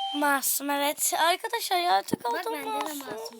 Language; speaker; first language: Turkish; native; Turkish